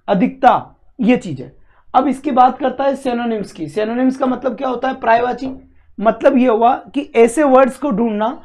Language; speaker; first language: Hindi; native; Hindi